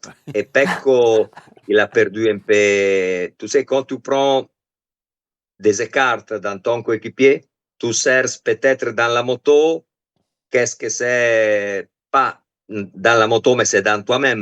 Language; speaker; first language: French; non-native, fluent; Italian